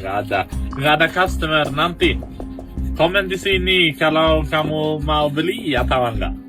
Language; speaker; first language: Indonesian; non-native, learner; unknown